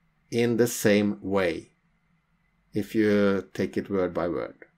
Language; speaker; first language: English; non-native, fluent; Norwegian